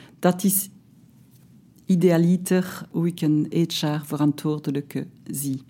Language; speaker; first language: Dutch; non-native, local second language; French